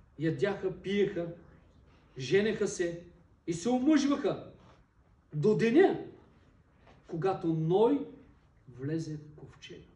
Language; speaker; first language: Bulgarian; non-native, local second language; Turkish